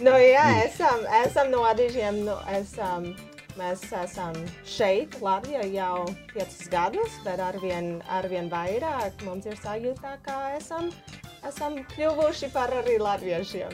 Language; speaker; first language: Latvian; non-native, fluent; English